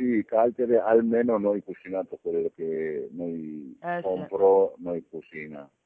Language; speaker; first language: Italian; non-native, learner; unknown